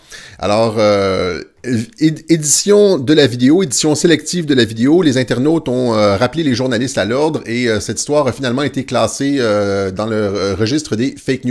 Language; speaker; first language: French; native; French